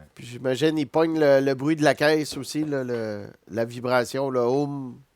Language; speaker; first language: French; native; French